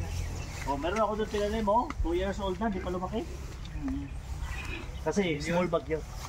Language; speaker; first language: Filipino; non-native, local second language; Cebuano